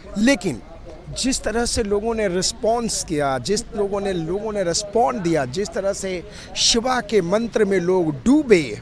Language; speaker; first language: Hindi; native; Hindi